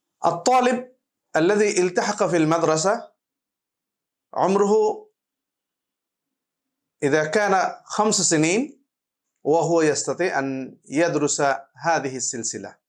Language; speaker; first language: Arabic; non-native, fluent; Bangla